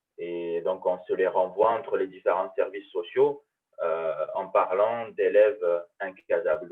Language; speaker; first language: French; early bilingual, other home language; Arabic